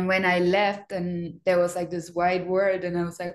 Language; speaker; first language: English; non-native, fluent; German